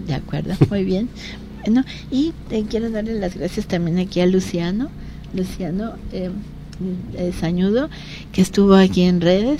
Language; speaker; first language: Spanish; native; Spanish